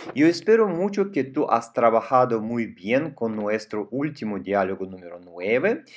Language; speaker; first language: Spanish; non-native, fluent; Russian